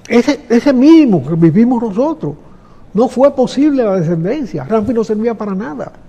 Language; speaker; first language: Spanish; native; Spanish